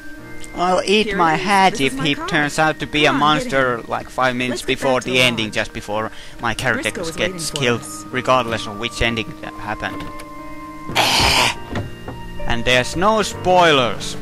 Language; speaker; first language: English; native; English